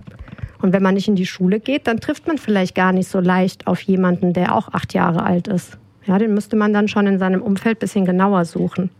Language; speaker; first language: German; native; German